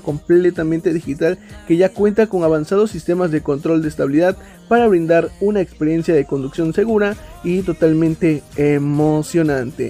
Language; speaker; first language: Spanish; native; Spanish